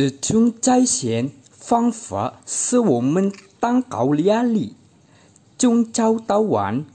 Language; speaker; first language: Chinese; non-native, learner; Indonesian